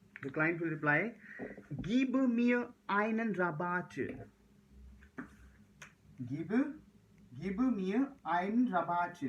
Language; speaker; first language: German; non-native, learner; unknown